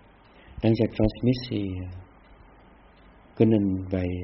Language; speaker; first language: Dutch; non-native, fluent; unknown